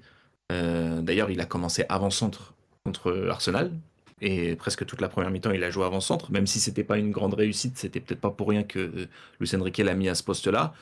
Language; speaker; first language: French; native; French